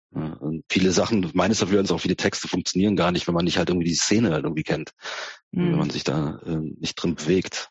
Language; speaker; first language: German; native; German